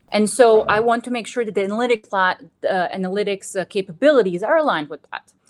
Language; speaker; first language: English; non-native, fluent; Bosnian